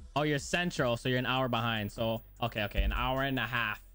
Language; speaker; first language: English; native; English